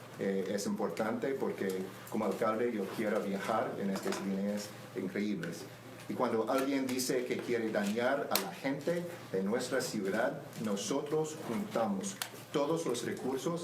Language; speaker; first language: Spanish; non-native, learner; English